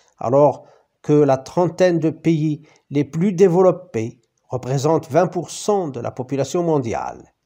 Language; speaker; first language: French; non-native, local second language; Arabic